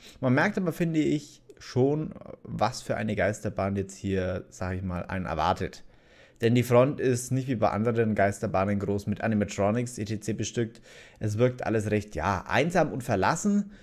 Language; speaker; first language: German; native; German